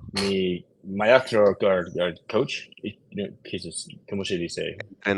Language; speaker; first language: Spanish; non-native, learner; English